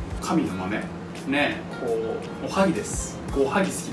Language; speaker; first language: Japanese; native; Japanese